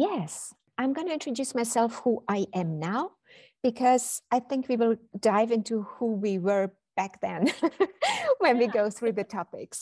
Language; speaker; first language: English; non-native, fluent; German